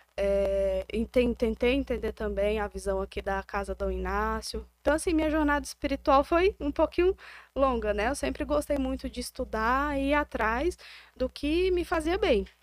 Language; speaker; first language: Portuguese; native; Portuguese